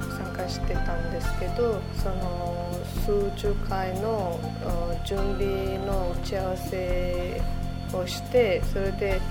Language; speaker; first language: Japanese; non-native, fluent; Mongolian